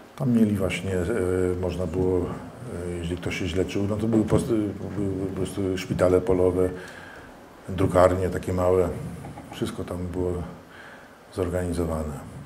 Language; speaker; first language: Polish; early bilingual, heritage; Polish